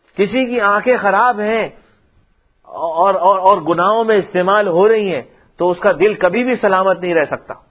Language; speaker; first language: Urdu; non-native, local second language; Punjabi